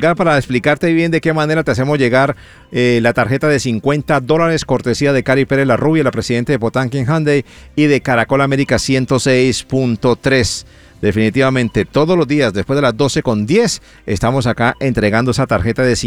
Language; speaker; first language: Spanish; native; Spanish